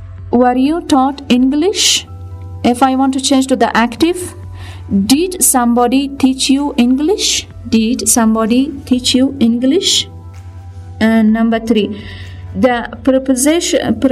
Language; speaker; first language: English; non-native, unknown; Persian